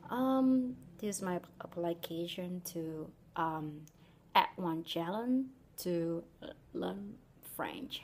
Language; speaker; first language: English; non-native, learner; Vietnamese